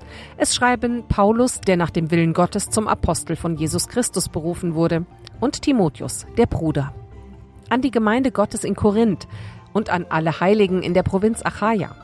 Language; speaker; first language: German; native; German